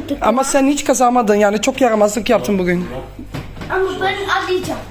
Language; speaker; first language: Turkish; non-native, fluent; Dutch